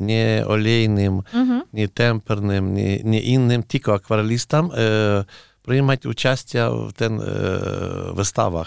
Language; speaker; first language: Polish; non-native, learner; Ukrainian